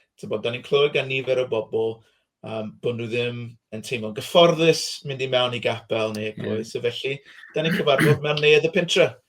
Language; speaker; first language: Welsh; non-native, fluent; English